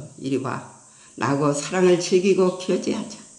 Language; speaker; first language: Korean; native; Korean